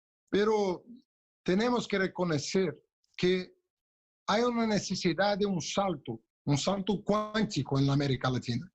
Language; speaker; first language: Spanish; non-native, local second language; Portuguese